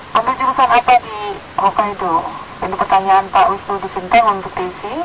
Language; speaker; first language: Indonesian; native; Indonesian